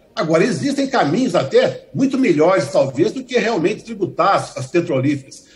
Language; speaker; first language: Portuguese; native; Portuguese